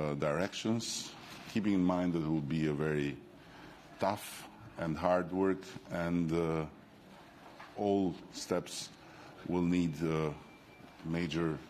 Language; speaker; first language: English; non-native, fluent; Albanian